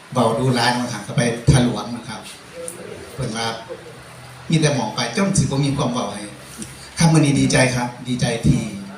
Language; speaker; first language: Thai; native; Thai